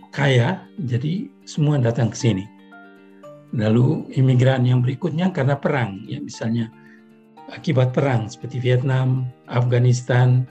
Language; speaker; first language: Indonesian; non-native, local second language; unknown